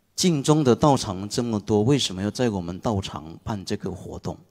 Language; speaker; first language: Chinese; non-native, fluent; Indonesian